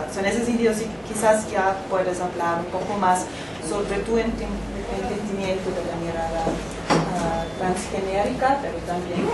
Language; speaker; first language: Spanish; non-native, fluent; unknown